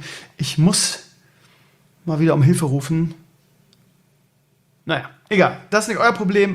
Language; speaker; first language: German; native; German